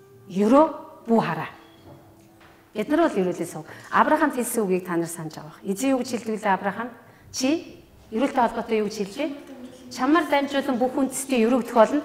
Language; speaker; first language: Mongolian; native; Mongolian